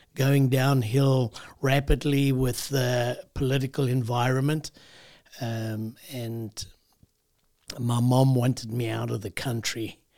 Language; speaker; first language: English; native; English